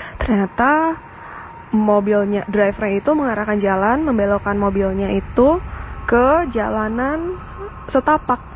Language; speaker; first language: Indonesian; native; Indonesian